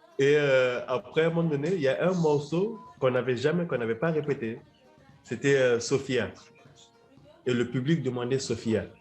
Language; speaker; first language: French; non-native, local second language; Lingala